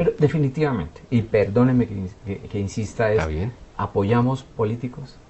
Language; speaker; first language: Spanish; native; Spanish